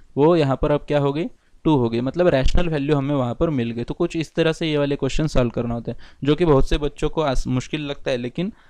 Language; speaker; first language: Hindi; non-native, local second language; Marathi